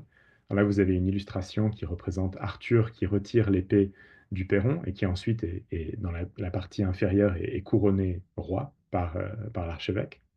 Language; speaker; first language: French; native; French